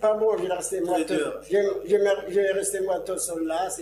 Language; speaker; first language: French; non-native, learner; Arabic